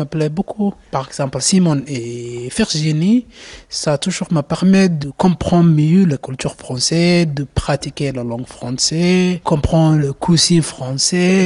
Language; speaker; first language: French; non-native, learner; Somali